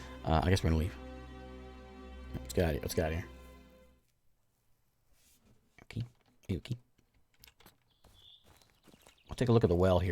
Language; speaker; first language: English; native; English